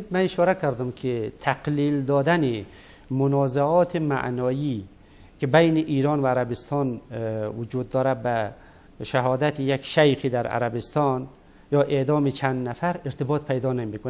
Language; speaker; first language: Persian; native; Persian